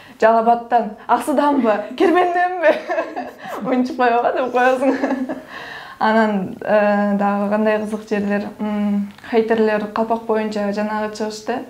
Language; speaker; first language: Kyrgyz; non-native, local second language; Russian